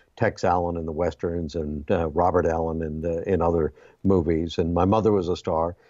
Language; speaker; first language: English; native; English